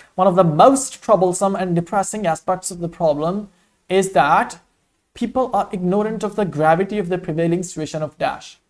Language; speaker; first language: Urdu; non-native, local second language; Punjabi